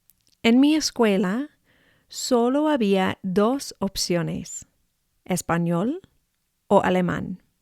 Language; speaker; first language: Spanish; non-native, fluent; English